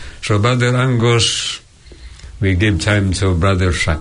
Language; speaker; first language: English; non-native, local second language; Cebuano